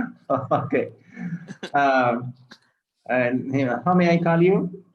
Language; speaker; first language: English; non-native, local second language; Urdu